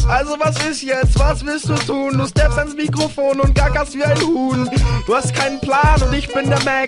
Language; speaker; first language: German; native; German